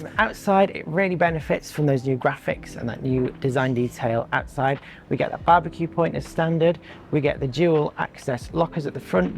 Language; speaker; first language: English; native; English